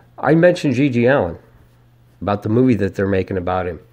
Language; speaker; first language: English; native; English